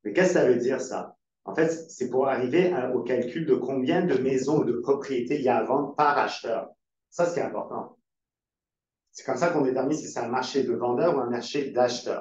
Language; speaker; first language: French; native; French